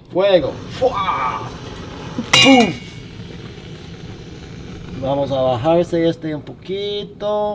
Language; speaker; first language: Spanish; non-native, learner; English